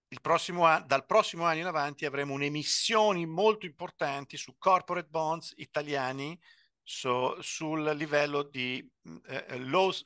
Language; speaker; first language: Italian; native; Italian